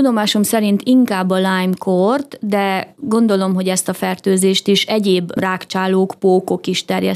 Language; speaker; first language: Hungarian; native; Hungarian